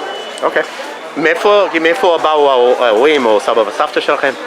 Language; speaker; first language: Hebrew; non-native, fluent; English